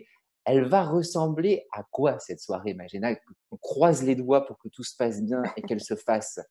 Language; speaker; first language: French; native; French